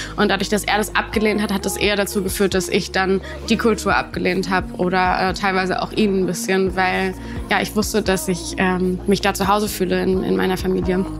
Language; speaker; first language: German; native; German